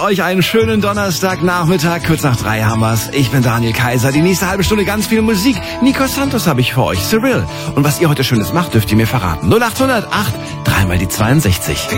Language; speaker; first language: German; native; German